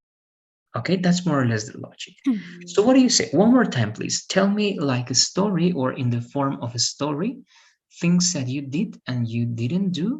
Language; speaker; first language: English; non-native, fluent; Spanish